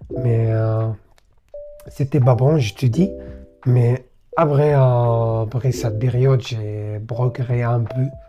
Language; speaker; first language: French; non-native, learner; Arabic